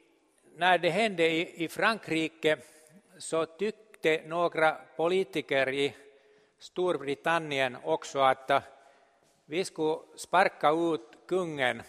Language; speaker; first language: Swedish; non-native, local second language; Finnish